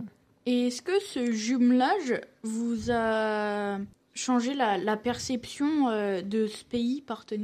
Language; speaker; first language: French; native; French